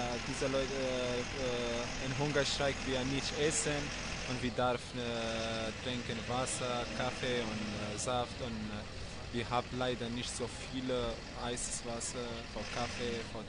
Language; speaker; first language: German; non-native, learner; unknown